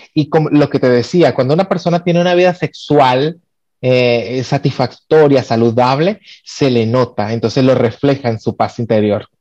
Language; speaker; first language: Spanish; native; Spanish